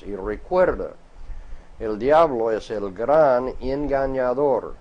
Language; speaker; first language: Spanish; non-native, fluent; English